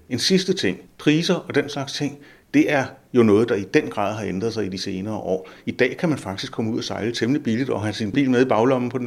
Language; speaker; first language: Danish; native; Danish